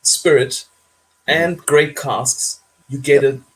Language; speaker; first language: English; non-native, fluent; German